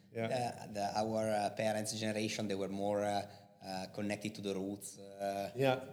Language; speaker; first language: English; non-native, fluent; Italian